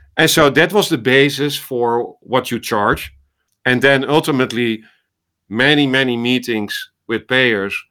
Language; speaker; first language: English; non-native, fluent; Dutch